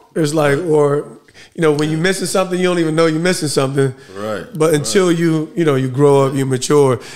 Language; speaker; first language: English; native; English